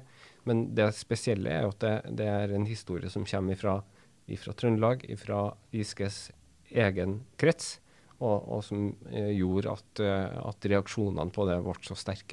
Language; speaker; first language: Norwegian; native; Norwegian